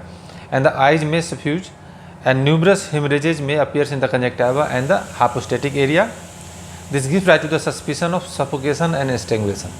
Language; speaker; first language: English; non-native, local second language; Hindi